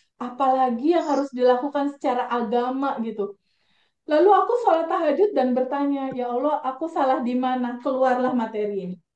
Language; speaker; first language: Indonesian; native; Indonesian